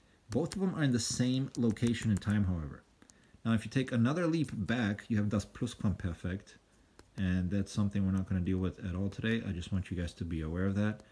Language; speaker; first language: English; native; English